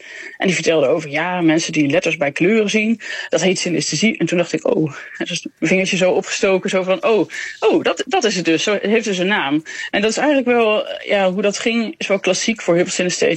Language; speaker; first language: Dutch; native; Dutch